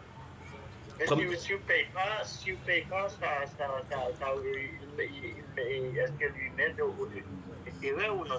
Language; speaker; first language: French; non-native, learner; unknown